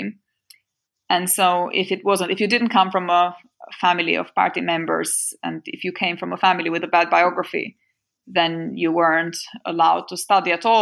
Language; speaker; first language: English; non-native, fluent; French